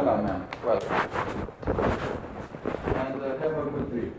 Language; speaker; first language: English; non-native, learner; Romanian